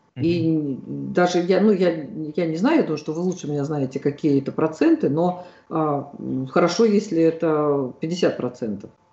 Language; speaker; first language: Russian; native; Russian